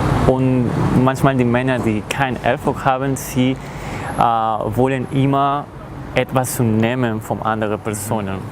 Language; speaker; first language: German; non-native, learner; Spanish